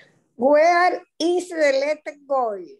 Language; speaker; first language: English; non-native, learner; Spanish